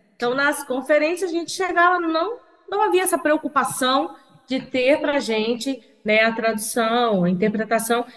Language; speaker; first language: Portuguese; native; Portuguese